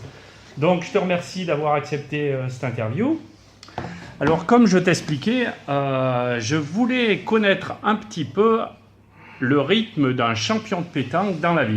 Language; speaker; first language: French; native; French